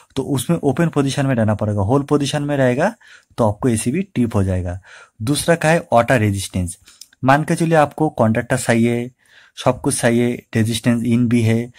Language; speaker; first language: Hindi; non-native, local second language; Bangla